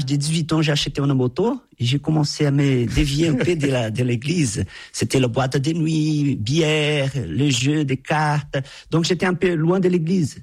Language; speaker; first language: French; non-native, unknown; Portuguese